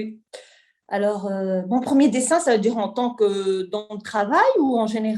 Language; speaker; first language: French; non-native, local second language; Arabic